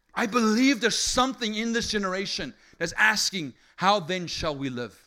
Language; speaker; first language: English; non-native, local second language; Afrikaans